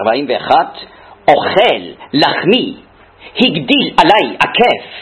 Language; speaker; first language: Hebrew; non-native, fluent; German